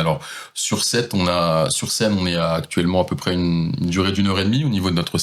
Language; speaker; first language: French; native; French